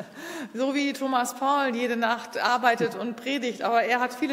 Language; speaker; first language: German; native; German